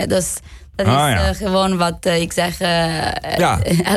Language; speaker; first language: Dutch; non-native, learner; Italian